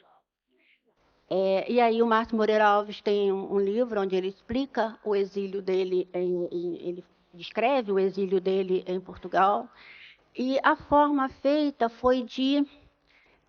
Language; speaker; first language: Portuguese; native; Portuguese